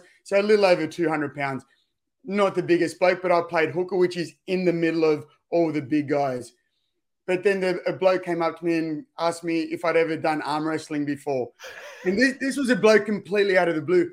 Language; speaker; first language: English; native; English